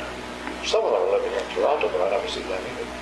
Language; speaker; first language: English; native; English